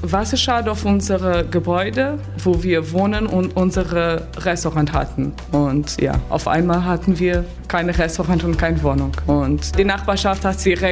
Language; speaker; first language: German; non-native, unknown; Portuguese